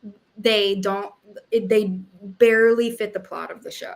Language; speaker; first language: English; native; English